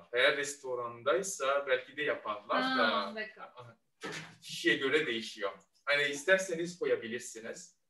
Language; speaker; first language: Turkish; non-native, fluent; Malagasy